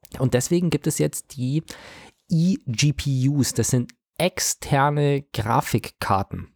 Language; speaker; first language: German; native; German